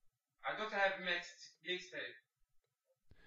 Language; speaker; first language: English; non-native, learner; Portuguese